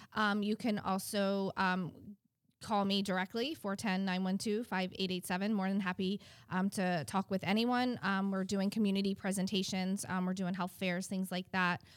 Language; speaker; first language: English; native; English